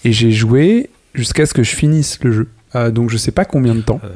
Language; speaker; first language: French; native; French